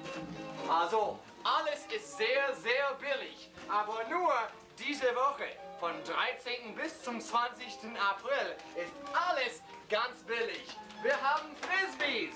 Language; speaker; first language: German; non-native, learner; English